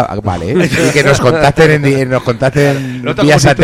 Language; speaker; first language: Spanish; native; Spanish